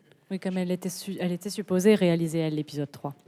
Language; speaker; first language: French; native; French